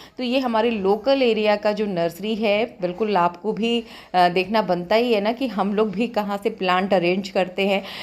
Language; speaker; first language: Hindi; native; Hindi